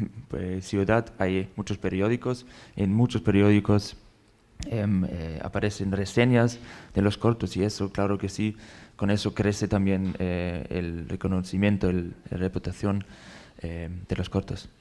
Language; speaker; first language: Spanish; non-native, fluent; German